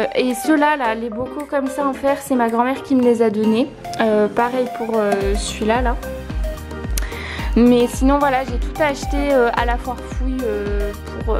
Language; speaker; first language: French; native; French